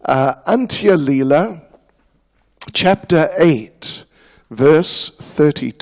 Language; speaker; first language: Russian; non-native, learner; English